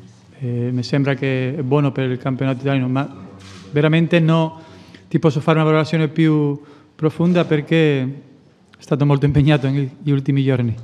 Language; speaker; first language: Italian; non-native, fluent; Spanish